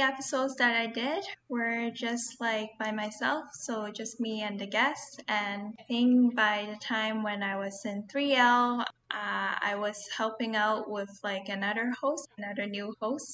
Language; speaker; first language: English; non-native, local second language; Cantonese